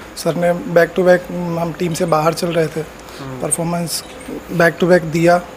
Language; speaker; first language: Hindi; native; Hindi